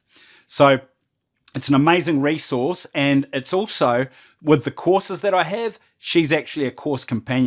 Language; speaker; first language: English; native; English